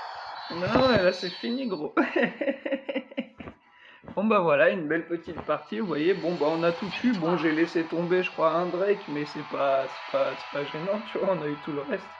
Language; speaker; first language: French; native; French